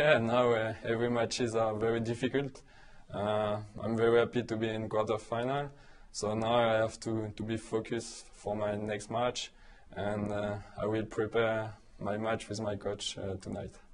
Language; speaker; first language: English; non-native, learner; French